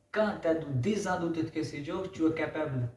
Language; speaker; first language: French; non-native, learner; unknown